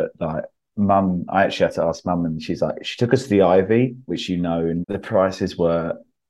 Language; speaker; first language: English; native; English